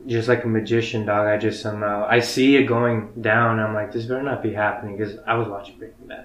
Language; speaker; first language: English; early bilingual, other home language; Spanish